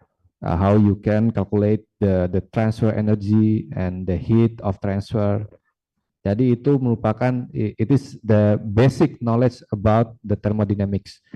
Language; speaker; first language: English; non-native, fluent; Indonesian